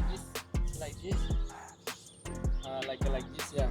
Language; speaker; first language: English; non-native, learner; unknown